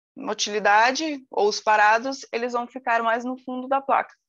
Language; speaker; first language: Portuguese; native; Portuguese